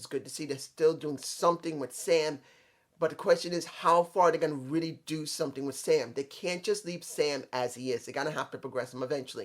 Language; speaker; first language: English; native; English